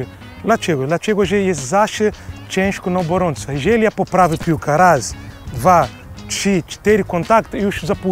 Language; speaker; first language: Polish; non-native, learner; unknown